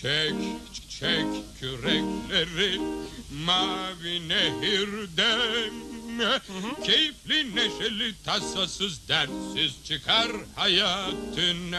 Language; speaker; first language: Turkish; native; Turkish